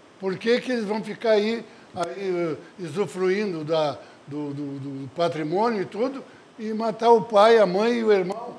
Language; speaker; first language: Portuguese; native; Portuguese